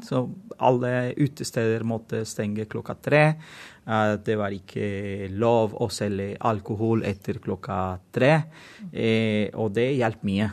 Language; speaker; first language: Norwegian; non-native, fluent; Spanish